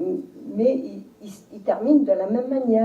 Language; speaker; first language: French; native; French